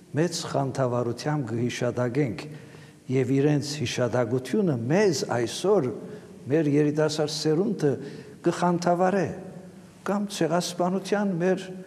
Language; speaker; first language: Armenian; native; Armenian